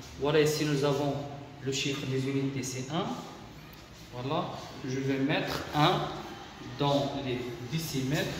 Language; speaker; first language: French; non-native, local second language; Arabic